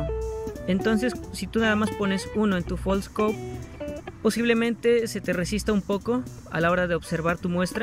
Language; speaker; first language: Spanish; native; Spanish